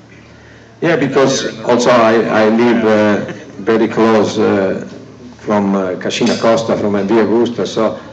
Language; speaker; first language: English; non-native, learner; Italian